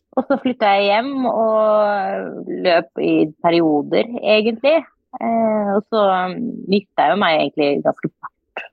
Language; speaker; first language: Norwegian; early bilingual, other home language; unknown